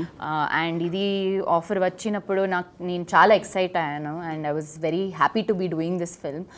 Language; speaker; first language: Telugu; non-native, learner; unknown